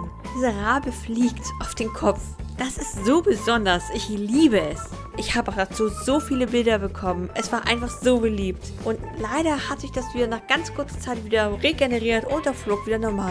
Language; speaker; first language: German; native; German